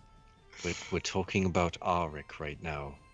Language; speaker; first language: English; native; English